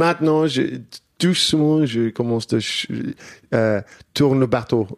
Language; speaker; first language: French; non-native, fluent; English